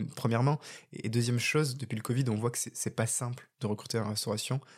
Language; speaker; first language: French; native; French